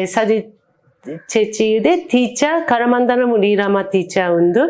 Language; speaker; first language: Malayalam; non-native, learner; Japanese